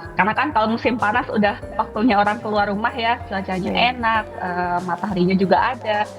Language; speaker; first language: Indonesian; native; Indonesian